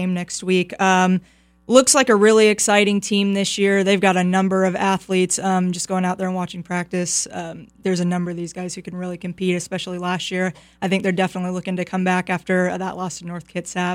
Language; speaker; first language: English; native; English